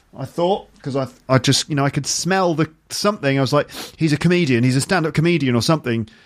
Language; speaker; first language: English; native; English